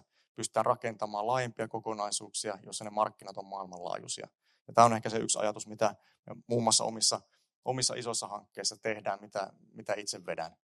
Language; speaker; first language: Finnish; native; Finnish